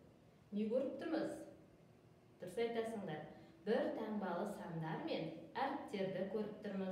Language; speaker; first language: Kazakh; native; Kazakh